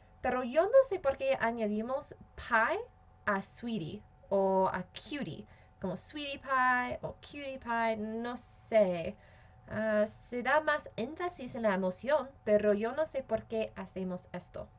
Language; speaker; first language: Spanish; non-native, fluent; English